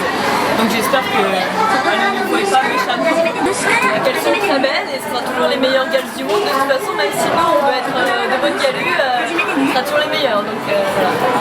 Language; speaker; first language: French; native; French